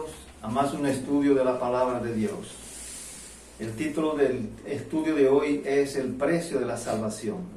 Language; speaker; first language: Spanish; non-native, fluent; Portuguese